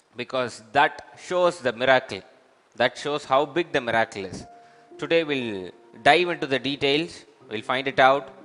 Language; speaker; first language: English; non-native, local second language; Tamil